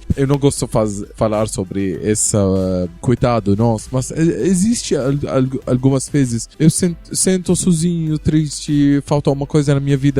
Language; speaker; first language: Portuguese; non-native, learner; Arabic